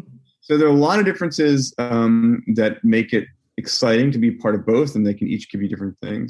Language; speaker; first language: English; native; English